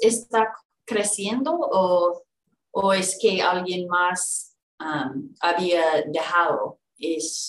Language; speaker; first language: Spanish; non-native, fluent; English